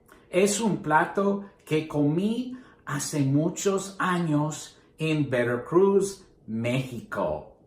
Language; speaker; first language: Spanish; non-native, learner; English